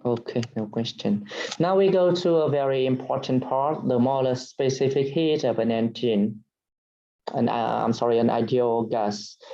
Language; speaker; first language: English; non-native, fluent; Vietnamese